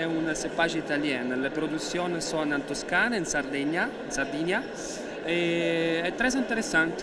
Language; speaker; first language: French; non-native, learner; Italian